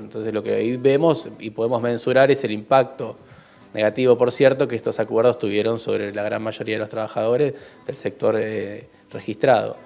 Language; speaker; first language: Spanish; native; Spanish